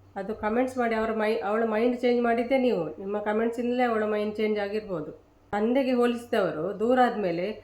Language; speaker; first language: Kannada; native; Kannada